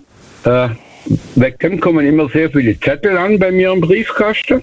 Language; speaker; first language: German; native; German